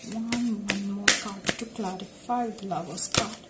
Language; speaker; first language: English; non-native, local second language; Malayalam